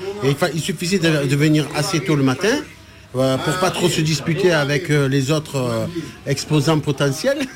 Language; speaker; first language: French; early bilingual, other home language; Arabic